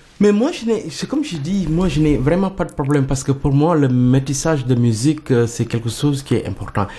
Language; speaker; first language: French; non-native, local second language; Mandingo